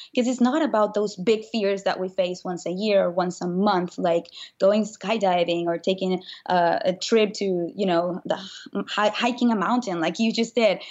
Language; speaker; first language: English; non-native, fluent; Spanish